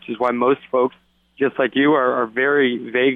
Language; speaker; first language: English; native; English